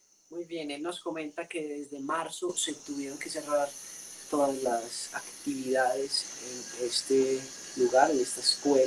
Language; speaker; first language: Spanish; native; Spanish